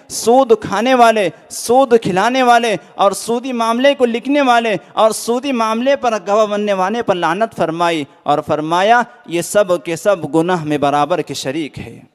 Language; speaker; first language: Urdu; native; Urdu